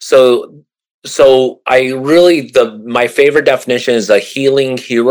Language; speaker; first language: English; early bilingual, other home language; Japanese